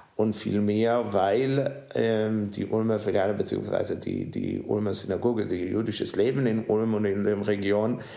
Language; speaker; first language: German; non-native, fluent; Hebrew